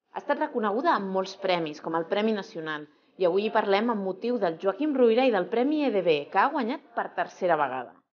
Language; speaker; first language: Catalan; native; Catalan